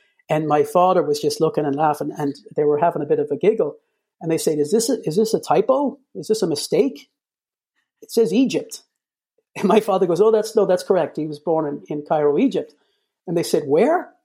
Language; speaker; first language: English; native; English